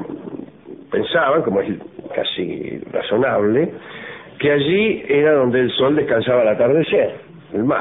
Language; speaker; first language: Spanish; native; Spanish